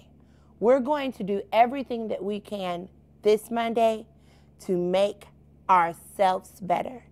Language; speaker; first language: English; native; English